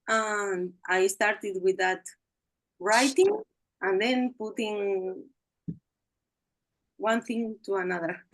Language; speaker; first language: English; non-native, learner; Spanish